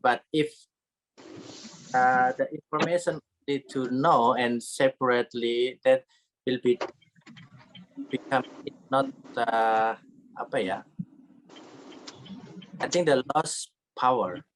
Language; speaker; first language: English; non-native, learner; Indonesian